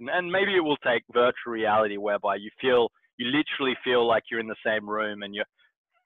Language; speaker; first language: English; native; English